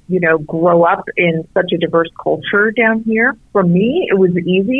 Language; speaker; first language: English; early bilingual, other home language; Arabic